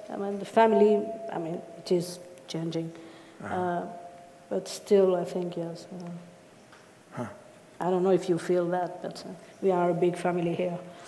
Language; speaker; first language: English; non-native, fluent; Spanish